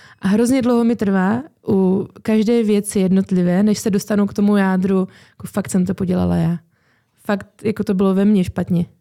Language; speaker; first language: Czech; native; Czech